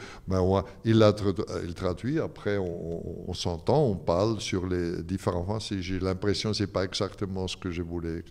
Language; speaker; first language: French; non-native, fluent; German